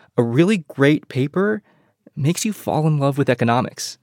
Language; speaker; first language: English; early bilingual, other home language; Chinese